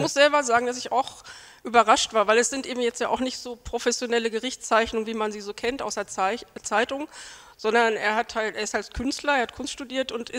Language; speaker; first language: German; native; German